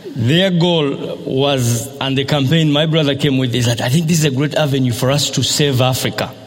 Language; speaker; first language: English; non-native, local second language; Ganda